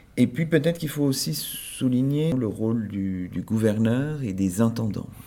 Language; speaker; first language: French; native; French